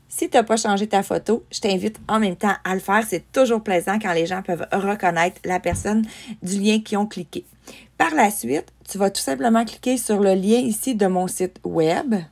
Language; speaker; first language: French; native; French